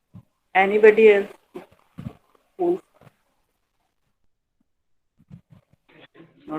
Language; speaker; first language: English; non-native, learner; Hindi